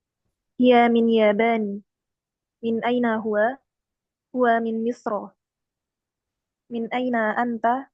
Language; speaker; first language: Arabic; non-native, learner; Indonesian